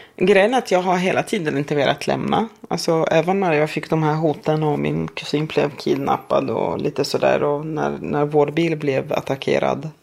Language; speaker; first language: Swedish; non-native, fluent; Arabic